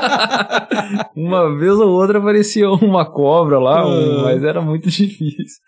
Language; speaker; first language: Portuguese; native; Portuguese